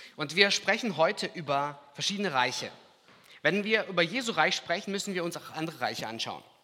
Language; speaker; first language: German; early bilingual, other home language; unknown